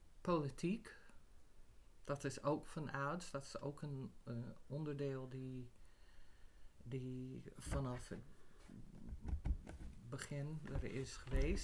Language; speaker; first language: Dutch; non-native, fluent; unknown